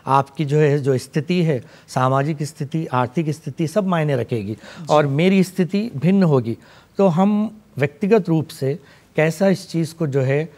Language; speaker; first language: Hindi; non-native, local second language; Urdu